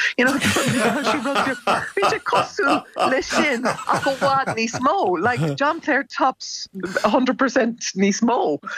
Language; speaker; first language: Irish; non-native, local second language; English